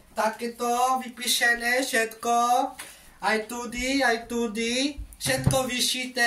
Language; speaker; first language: Slovak; non-native, local second language; Romany